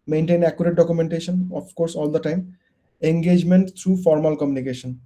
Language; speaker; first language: English; non-native, local second language; Bangla